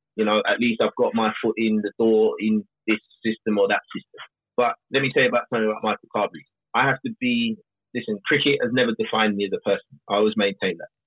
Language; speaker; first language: English; native; English